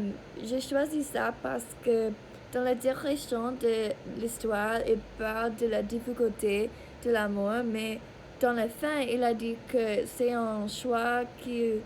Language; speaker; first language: French; non-native, learner; English